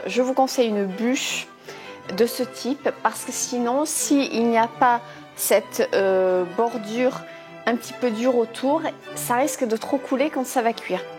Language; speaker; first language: French; native; French